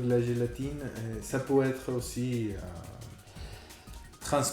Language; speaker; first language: French; non-native, fluent; Spanish